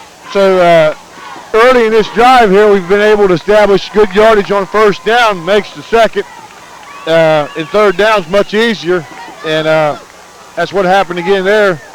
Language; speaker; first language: English; native; English